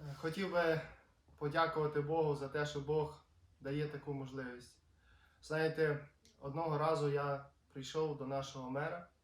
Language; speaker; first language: Ukrainian; native; Ukrainian